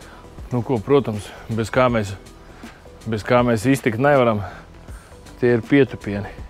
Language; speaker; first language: Latvian; native; Latvian